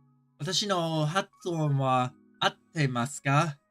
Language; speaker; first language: Japanese; non-native, learner; English